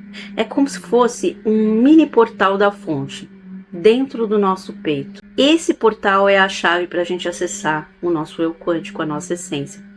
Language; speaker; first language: Portuguese; native; Portuguese